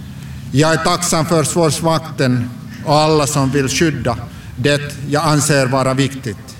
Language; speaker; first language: Swedish; non-native, local second language; Finnish